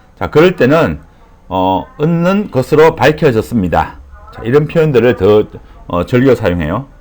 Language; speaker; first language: Korean; native; Korean